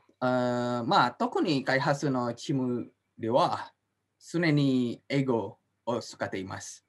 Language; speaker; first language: Japanese; non-native, learner; Indonesian